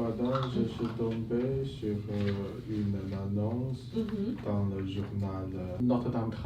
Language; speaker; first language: French; non-native, learner; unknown